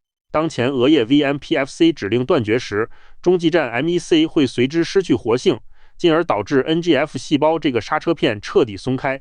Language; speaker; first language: Chinese; native; Chinese